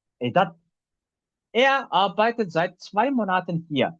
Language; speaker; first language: German; non-native, fluent; Turkish